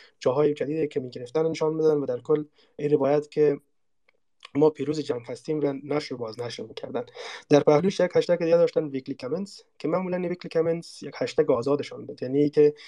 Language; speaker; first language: Persian; native; Persian